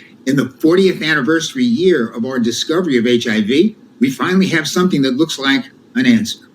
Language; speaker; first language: English; native; English